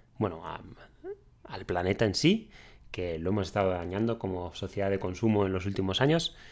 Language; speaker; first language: Spanish; native; Spanish